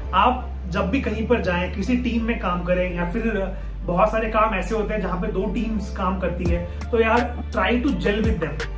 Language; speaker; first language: Hindi; native; Hindi